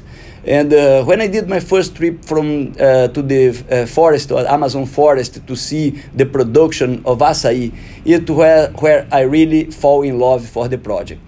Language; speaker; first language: English; non-native, fluent; Portuguese